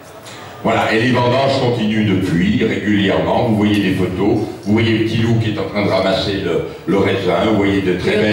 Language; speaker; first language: French; native; French